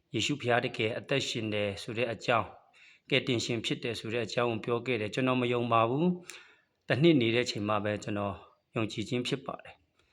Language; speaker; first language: Burmese; non-native, local second language; Shwe Palaung